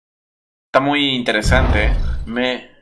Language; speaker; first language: Spanish; native; Spanish